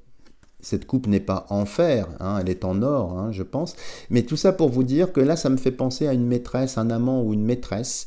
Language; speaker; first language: French; native; French